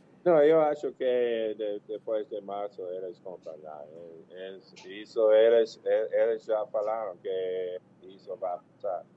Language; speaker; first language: Portuguese; non-native, fluent; English